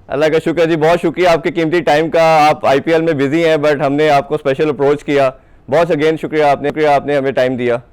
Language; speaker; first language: Urdu; non-native, local second language; Punjabi